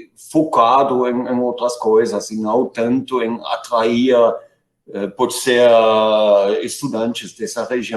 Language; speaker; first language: Portuguese; non-native, fluent; German